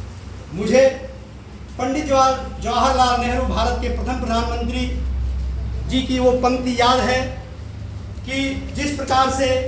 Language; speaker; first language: Hindi; native; Hindi